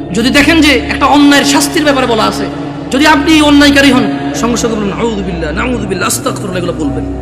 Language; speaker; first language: Bangla; early bilingual, heritage; Bangla